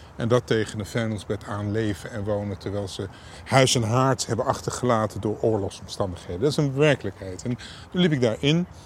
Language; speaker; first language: Dutch; native; Dutch